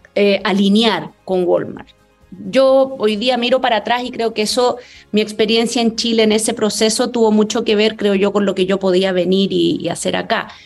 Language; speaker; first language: Spanish; native; Spanish